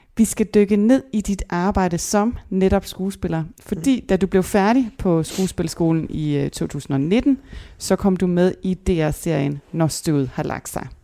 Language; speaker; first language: Danish; native; Danish